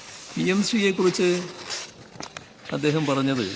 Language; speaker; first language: Malayalam; native; Malayalam